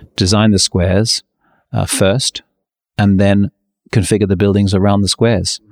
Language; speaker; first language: English; native; English